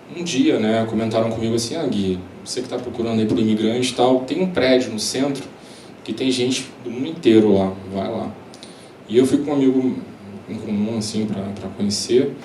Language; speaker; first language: Portuguese; native; Portuguese